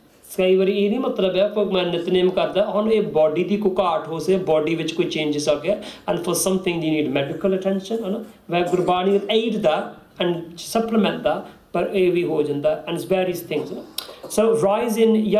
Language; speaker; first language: Punjabi; early bilingual, heritage; Punjabi